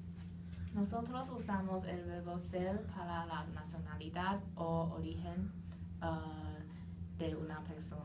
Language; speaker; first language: Spanish; non-native, learner; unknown